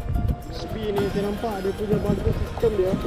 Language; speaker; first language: Malay; native; Malay